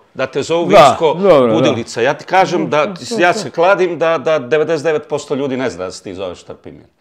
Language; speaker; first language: Croatian; native; Croatian